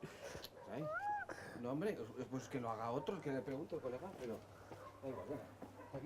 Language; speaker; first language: Spanish; native; Spanish